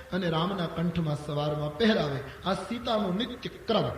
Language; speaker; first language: Hindi; non-native, local second language; Gujarati